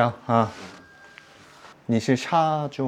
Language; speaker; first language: Chinese; non-native, learner; Korean